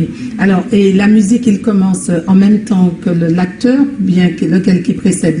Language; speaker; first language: French; native; French